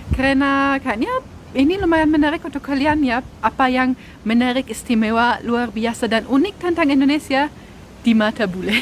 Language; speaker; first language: Indonesian; non-native, fluent; German